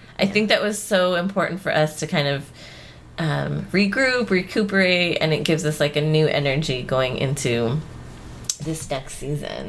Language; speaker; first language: English; early bilingual, other home language; Spanish